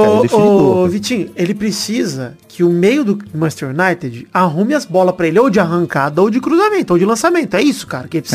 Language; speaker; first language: Portuguese; native; Portuguese